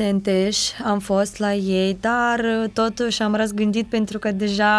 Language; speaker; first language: Romanian; non-native, fluent; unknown